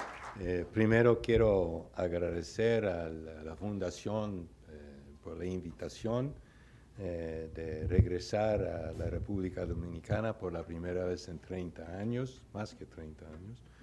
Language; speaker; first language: Spanish; non-native, fluent; English